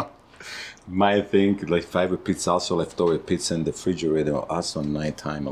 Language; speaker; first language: English; non-native, fluent; Italian